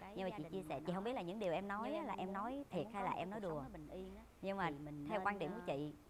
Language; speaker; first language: Vietnamese; native; Vietnamese